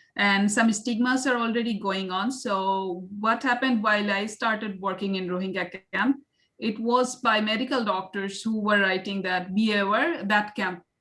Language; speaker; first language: English; non-native, local second language; Bangla